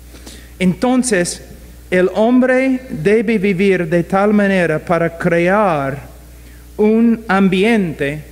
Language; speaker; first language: Spanish; non-native, fluent; English